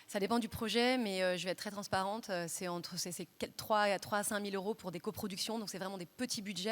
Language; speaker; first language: French; native; French